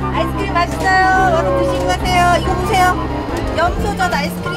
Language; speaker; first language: Korean; native; Korean